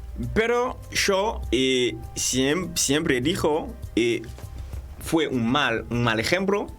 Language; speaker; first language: Spanish; non-native, fluent; Haitian Creole